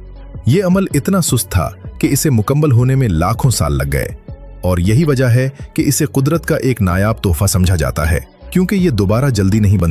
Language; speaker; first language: Urdu; native; Urdu